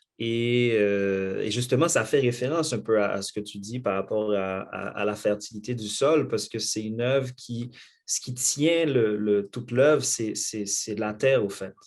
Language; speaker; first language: French; non-native, local second language; Haitian Creole